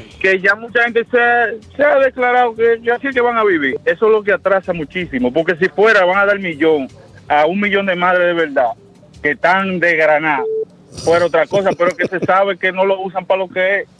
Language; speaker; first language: Spanish; native; Spanish